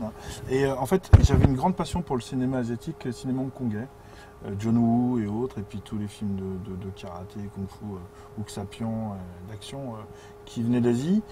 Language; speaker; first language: French; native; French